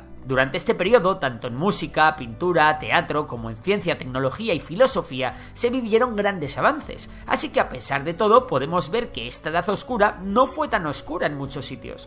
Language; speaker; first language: Spanish; native; Spanish